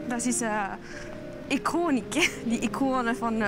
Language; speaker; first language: German; non-native, learner; French